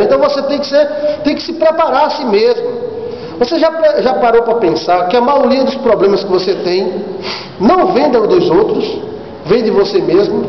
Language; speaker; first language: Portuguese; native; Portuguese